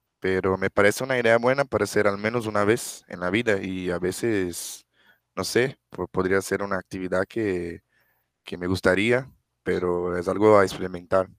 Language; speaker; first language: Spanish; non-native, fluent; Portuguese